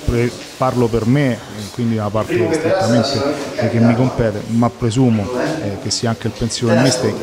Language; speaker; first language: Italian; native; Italian